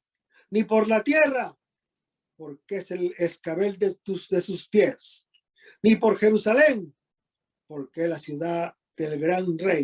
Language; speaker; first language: Spanish; native; Spanish